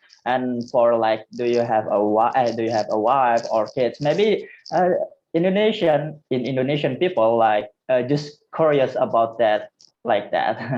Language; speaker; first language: English; non-native, learner; Indonesian